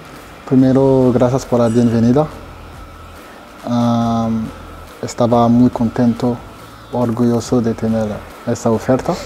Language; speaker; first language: Spanish; non-native, fluent; French